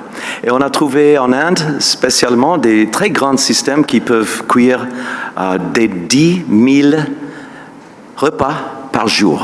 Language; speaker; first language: French; non-native, fluent; English